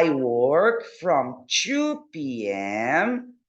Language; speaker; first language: English; non-native, fluent; Portuguese